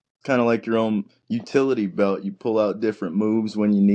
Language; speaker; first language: English; native; English